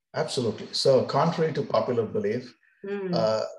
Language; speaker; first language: English; non-native, local second language; Kannada